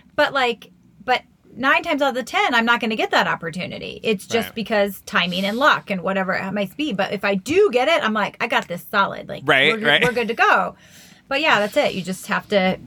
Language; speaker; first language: English; native; English